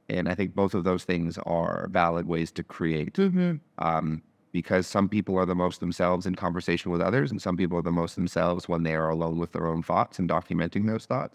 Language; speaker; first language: English; native; English